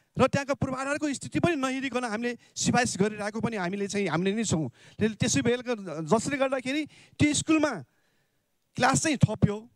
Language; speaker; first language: Nepali; non-native, local second language; Newari